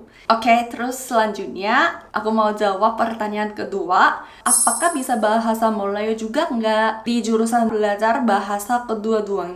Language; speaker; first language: Indonesian; non-native, fluent; Korean